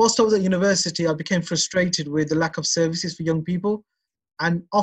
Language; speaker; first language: English; native; English